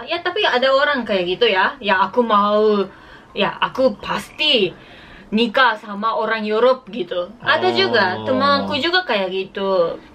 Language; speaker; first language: Indonesian; non-native, learner; Japanese